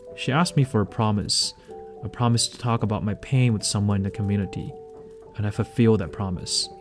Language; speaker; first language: English; non-native, fluent; Chinese